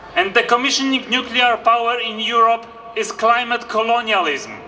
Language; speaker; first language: English; non-native, fluent; Polish